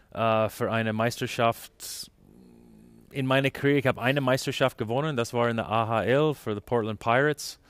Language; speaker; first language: German; non-native, fluent; English